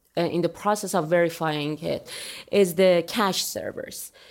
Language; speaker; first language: English; non-native, fluent; Persian